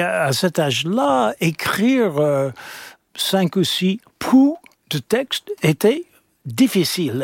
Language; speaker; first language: French; non-native, fluent; English